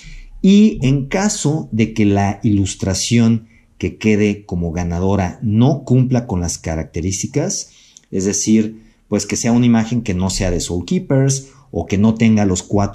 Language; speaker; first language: Spanish; native; Spanish